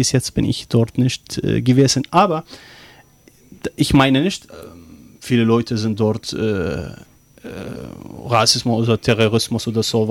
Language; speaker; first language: German; non-native, learner; Arabic